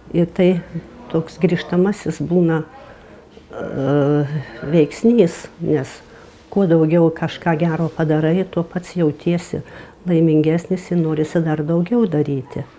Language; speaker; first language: Lithuanian; native; Lithuanian